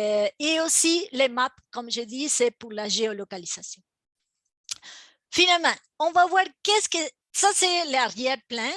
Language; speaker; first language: French; non-native, fluent; Spanish